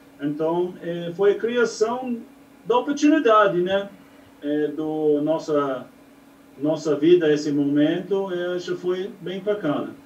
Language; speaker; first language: Portuguese; non-native, learner; English